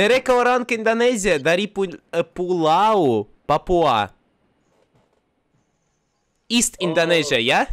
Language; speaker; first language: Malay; non-native, learner; Russian